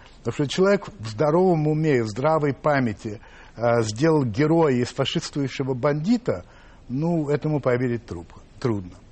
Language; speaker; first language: Russian; non-native, fluent; French